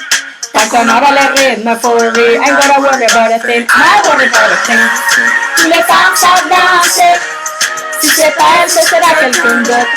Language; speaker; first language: French; native; French